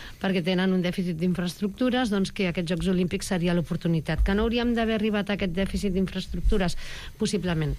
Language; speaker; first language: Catalan; native; Catalan